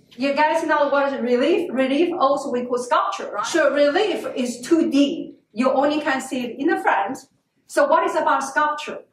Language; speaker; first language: English; non-native, learner; Chinese